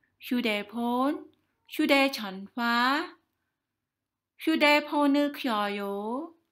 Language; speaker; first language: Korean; non-native, fluent; Khmer